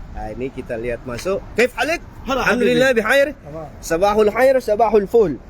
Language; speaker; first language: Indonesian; native; Indonesian